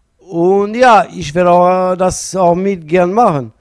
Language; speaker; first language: German; non-native, learner; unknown